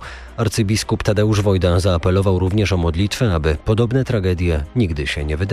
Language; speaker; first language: Polish; native; Polish